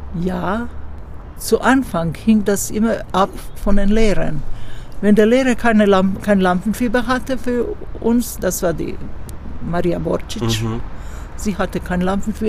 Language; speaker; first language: German; non-native, fluent; Croatian